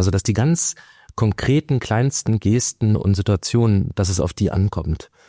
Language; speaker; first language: German; native; German